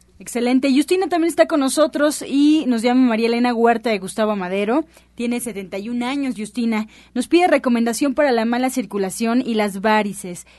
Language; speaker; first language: Spanish; native; Spanish